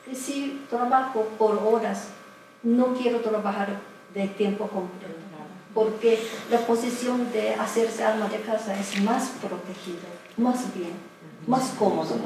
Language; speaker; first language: Spanish; non-native, fluent; Japanese